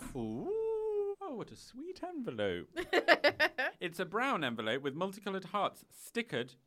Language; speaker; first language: English; native; English